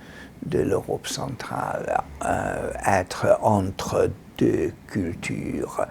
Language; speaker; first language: French; non-native, learner; Hungarian